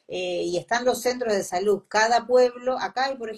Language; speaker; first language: Spanish; native; Spanish